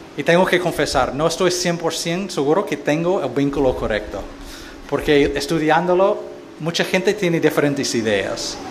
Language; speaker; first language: Spanish; non-native, fluent; English